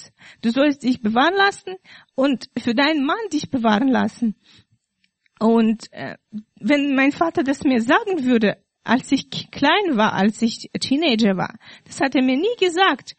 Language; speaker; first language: German; non-native, fluent; Russian